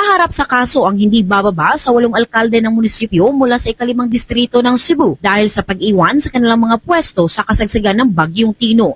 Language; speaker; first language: Filipino; non-native, local second language; Cebuano